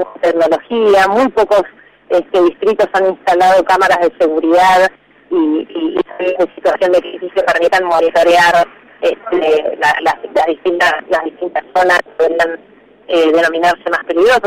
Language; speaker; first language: Spanish; native; Spanish